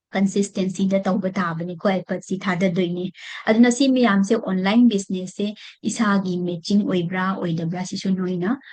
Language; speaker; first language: Manipuri; non-native, local second language; Rongmei Naga